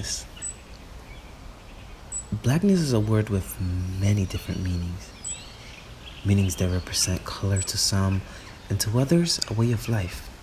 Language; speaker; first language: English; native; English